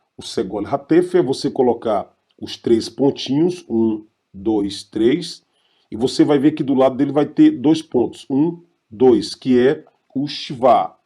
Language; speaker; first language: Portuguese; native; Portuguese